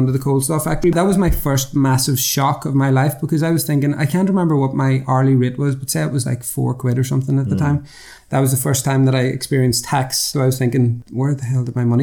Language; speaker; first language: English; native; English